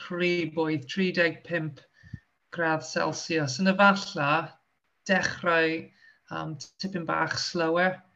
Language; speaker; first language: Welsh; non-native, local second language; English